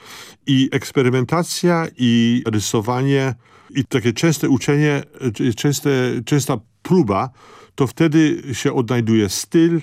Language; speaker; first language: Polish; early bilingual, other home language; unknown